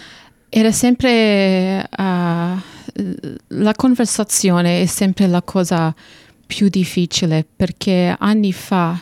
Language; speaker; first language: Italian; non-native, fluent; English